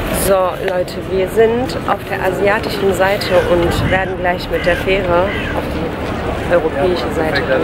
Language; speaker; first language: German; early bilingual, other home language; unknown